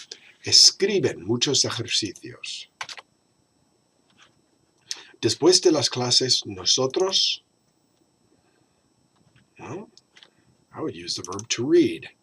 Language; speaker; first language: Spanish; non-native, fluent; English